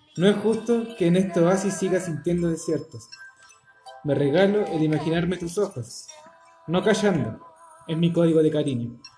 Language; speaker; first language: Spanish; native; Spanish